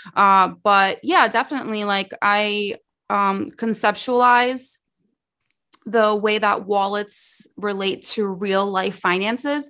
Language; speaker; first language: English; early bilingual, other home language; Russian